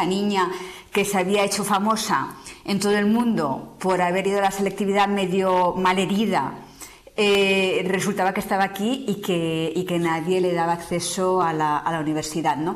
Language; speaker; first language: Spanish; native; Spanish